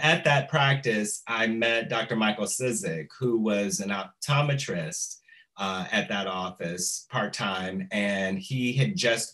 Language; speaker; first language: English; native; English